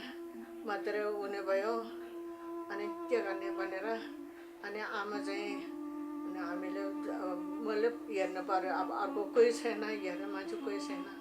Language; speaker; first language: Nepali; non-native, local second language; Tibetan